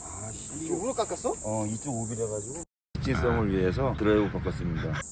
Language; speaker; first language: Korean; native; Korean